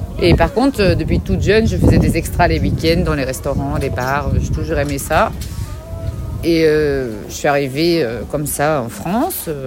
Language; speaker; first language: French; non-native, local second language; Dutch